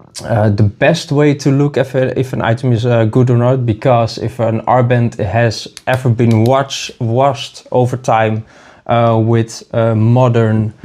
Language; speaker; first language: English; non-native, fluent; Dutch